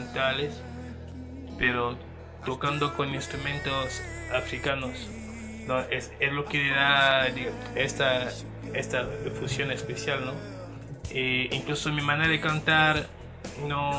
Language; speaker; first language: Spanish; non-native, fluent; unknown